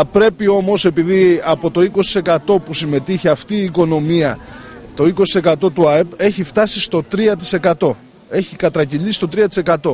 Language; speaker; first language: Greek; native; Greek